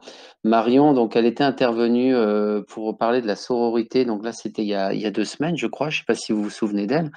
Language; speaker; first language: French; native; French